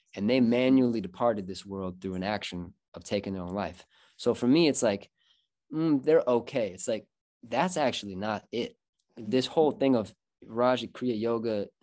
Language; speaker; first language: English; native; English